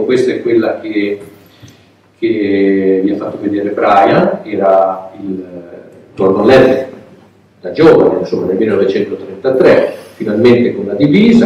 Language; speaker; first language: Italian; native; Italian